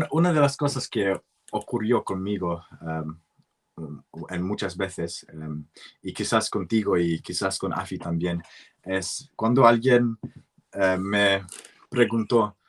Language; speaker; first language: Spanish; non-native, learner; English